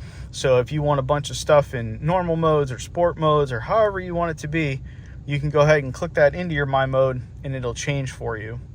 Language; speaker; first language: English; native; English